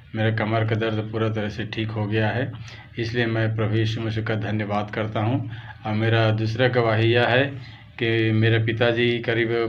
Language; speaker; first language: Hindi; native; Hindi